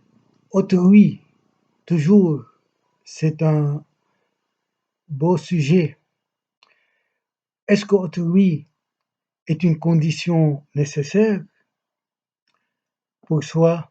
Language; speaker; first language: French; non-native, local second language; Arabic